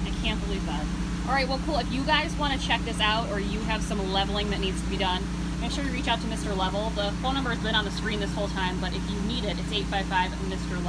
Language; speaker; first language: English; native; English